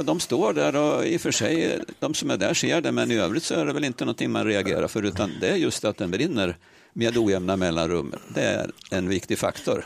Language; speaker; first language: Swedish; native; Swedish